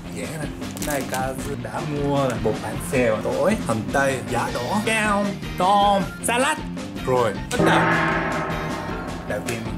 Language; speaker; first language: Vietnamese; non-native, learner; Japanese